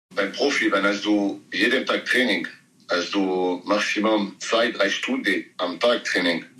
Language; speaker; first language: German; non-native, learner; French